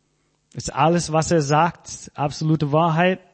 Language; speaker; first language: German; non-native, fluent; English